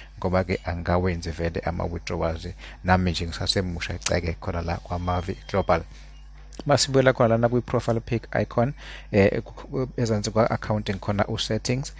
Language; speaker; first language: Zulu; native; Zulu